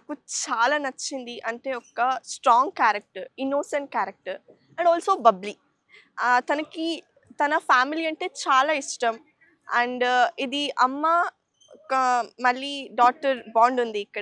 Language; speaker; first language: Telugu; non-native, learner; Kannada